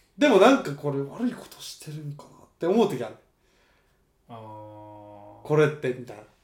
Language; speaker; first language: Japanese; native; Japanese